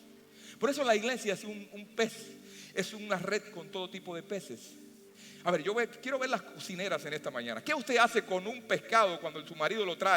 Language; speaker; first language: Spanish; native; Spanish